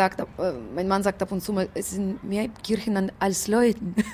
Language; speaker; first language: German; non-native, fluent; Russian